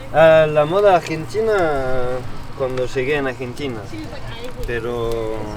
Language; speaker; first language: Spanish; non-native, learner; French